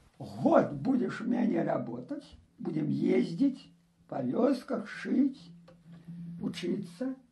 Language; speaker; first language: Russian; non-native, local second language; Belarusian